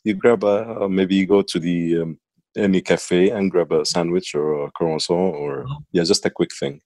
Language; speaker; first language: English; non-native, fluent; Arabic